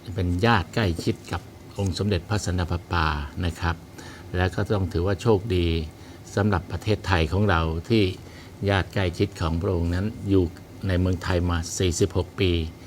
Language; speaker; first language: Thai; native; Thai